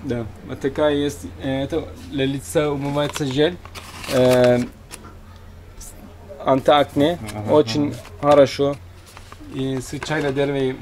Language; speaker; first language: Russian; non-native, learner; Turkish